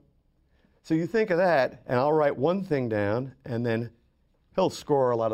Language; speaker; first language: English; native; English